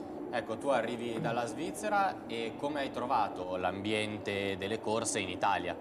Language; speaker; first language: Italian; native; Italian